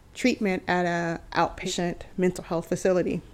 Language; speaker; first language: English; native; English